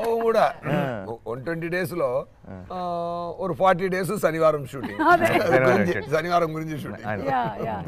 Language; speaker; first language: Telugu; non-native, learner; Tamil